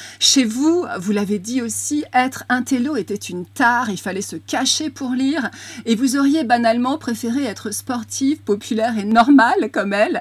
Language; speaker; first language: French; native; French